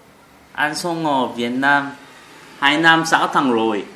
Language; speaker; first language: Vietnamese; non-native, learner; Korean